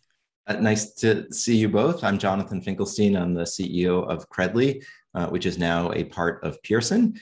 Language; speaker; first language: English; native; English